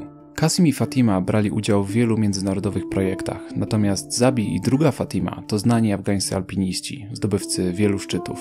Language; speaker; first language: Polish; native; Polish